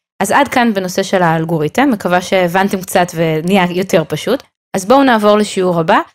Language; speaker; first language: Hebrew; native; Hebrew